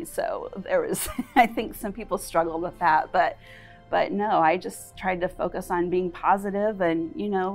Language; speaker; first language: English; native; English